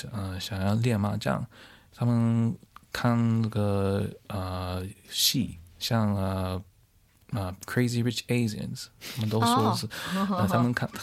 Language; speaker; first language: Chinese; early bilingual, heritage; Chinese